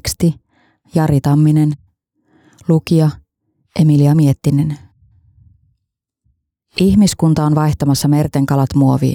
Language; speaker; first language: Finnish; native; Finnish